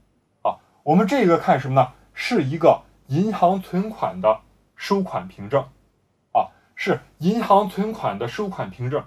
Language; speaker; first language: Chinese; native; Chinese